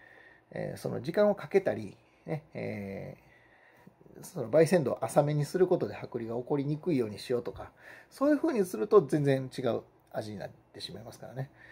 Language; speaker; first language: Japanese; native; Japanese